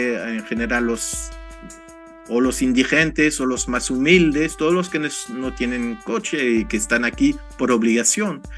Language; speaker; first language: Spanish; non-native, fluent; French